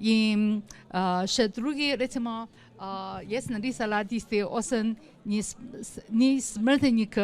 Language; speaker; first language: Slovenian; non-native, learner; Chinese